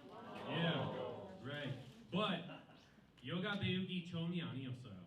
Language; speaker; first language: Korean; non-native, learner; English